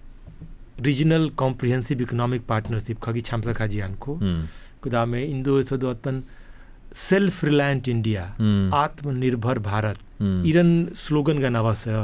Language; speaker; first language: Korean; non-native, fluent; Hindi